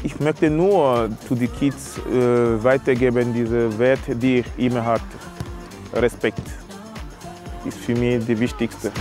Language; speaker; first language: German; non-native, fluent; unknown